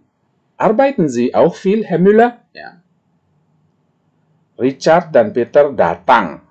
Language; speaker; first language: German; non-native, fluent; Indonesian